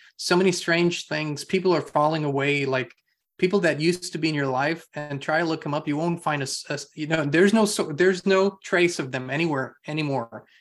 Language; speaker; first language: English; non-native, fluent; German